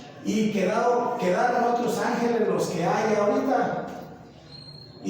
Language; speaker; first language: Spanish; native; Spanish